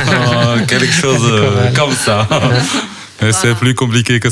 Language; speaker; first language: French; non-native, fluent; Chinese